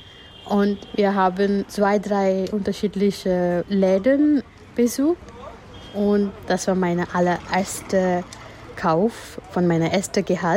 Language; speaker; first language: German; non-native, fluent; Gujarati